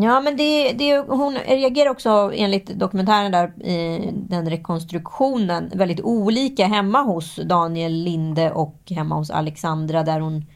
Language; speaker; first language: Swedish; native; Swedish